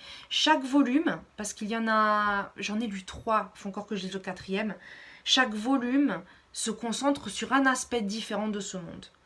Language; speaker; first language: French; native; French